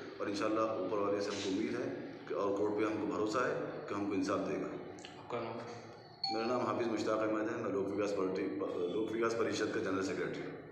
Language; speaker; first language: Urdu; native; Urdu